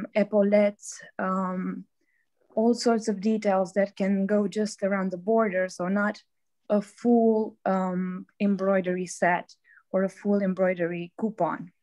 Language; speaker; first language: English; non-native, fluent; Romanian